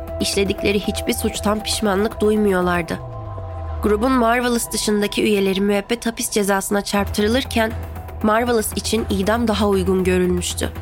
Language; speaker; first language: Turkish; native; Turkish